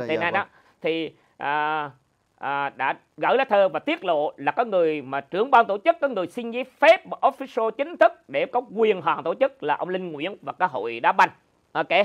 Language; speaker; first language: Vietnamese; native; Vietnamese